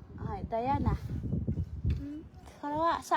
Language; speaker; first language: Japanese; non-native, learner; Filipino